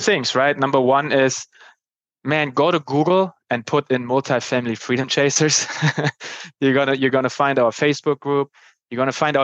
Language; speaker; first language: English; non-native, fluent; German